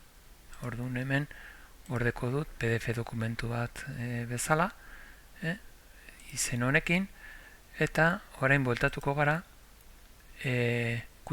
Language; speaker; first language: Basque; non-native, local second language; Spanish